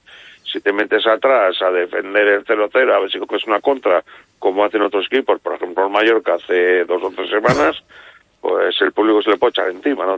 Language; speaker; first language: Spanish; native; Spanish